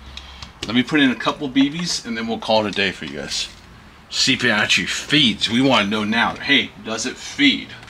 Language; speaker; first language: English; native; English